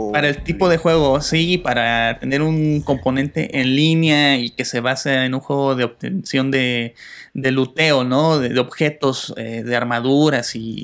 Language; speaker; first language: Spanish; native; Spanish